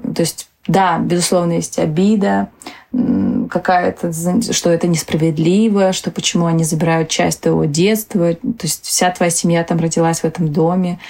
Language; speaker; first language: Russian; early bilingual, other home language; Tajik